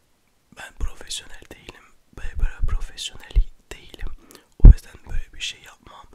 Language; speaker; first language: Turkish; early bilingual, heritage; French